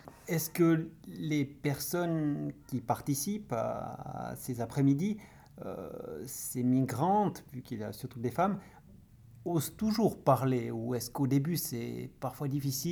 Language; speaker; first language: French; native; French